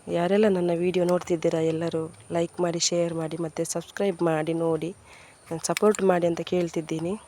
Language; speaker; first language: Kannada; non-native, local second language; Tulu